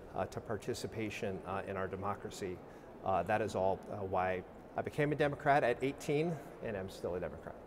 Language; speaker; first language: English; native; English